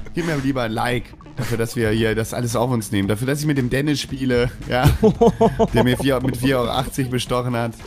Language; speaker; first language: German; native; German